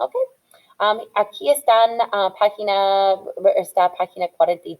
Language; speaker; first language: Spanish; non-native, fluent; English